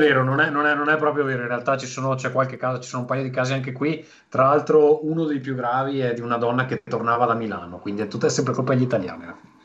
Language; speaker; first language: Italian; native; Italian